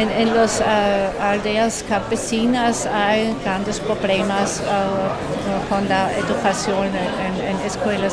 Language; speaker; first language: Spanish; non-native, learner; German